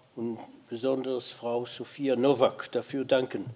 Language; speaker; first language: German; non-native, learner; Hebrew